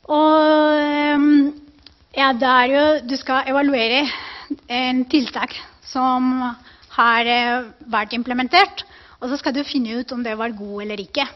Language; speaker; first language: Norwegian; non-native, fluent; Spanish